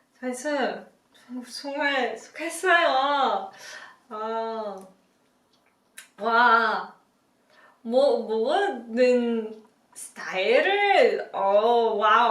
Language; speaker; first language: Korean; non-native, learner; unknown